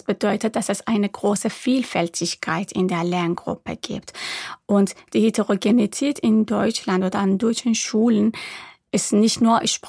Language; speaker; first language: German; non-native, fluent; Persian